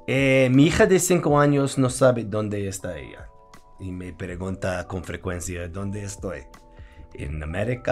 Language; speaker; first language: Spanish; non-native, fluent; English